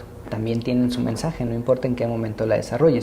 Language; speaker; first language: Spanish; native; Spanish